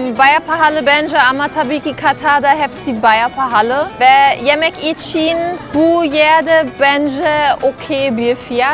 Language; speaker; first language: Turkish; non-native, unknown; German